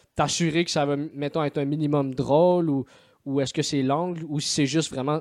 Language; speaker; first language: French; native; French